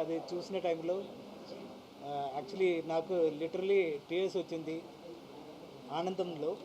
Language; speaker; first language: Telugu; non-native, fluent; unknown